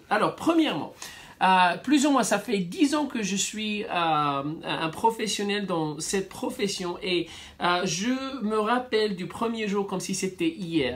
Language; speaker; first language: French; non-native, fluent; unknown